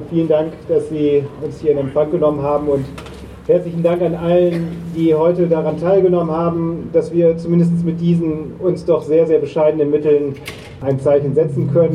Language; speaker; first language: German; native; German